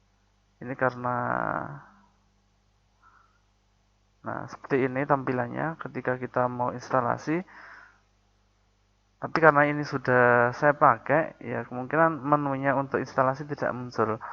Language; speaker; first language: Indonesian; native; Indonesian